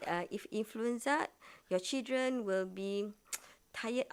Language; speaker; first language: English; non-native, local second language; Malay